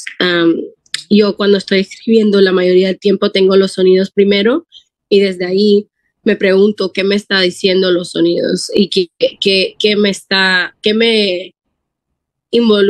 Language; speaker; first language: Spanish; early bilingual, heritage; Spanish